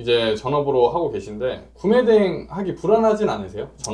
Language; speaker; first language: Korean; native; Korean